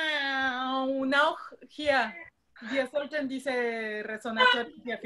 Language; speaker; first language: German; non-native, fluent; Spanish